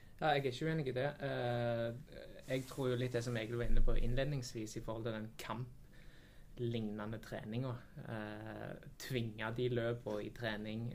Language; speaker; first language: Norwegian; native; Norwegian